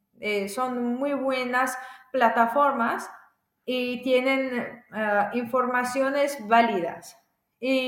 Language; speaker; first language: Spanish; non-native, fluent; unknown